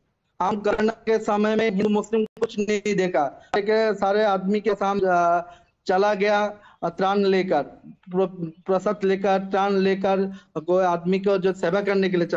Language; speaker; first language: Hindi; non-native, learner; Bangla